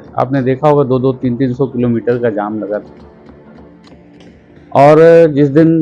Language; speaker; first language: Hindi; native; Hindi